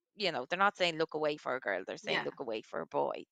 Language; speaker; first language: English; native; English